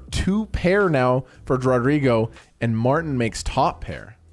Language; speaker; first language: English; native; English